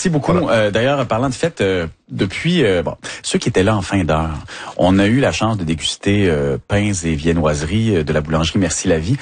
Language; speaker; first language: French; native; French